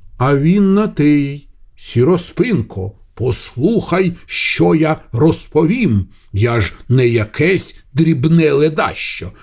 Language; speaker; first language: Ukrainian; non-native, local second language; Russian